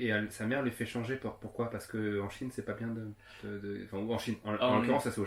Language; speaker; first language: French; native; French